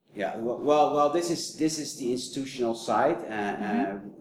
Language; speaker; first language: English; non-native, fluent; Dutch